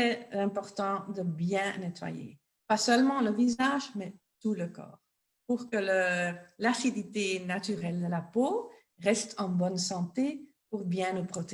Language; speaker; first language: French; non-native, local second language; Dutch